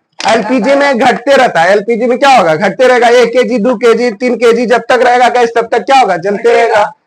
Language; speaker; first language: Hindi; native; Hindi